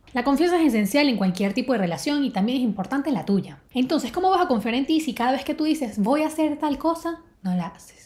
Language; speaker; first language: Spanish; native; Spanish